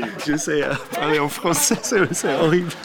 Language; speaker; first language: French; non-native, learner; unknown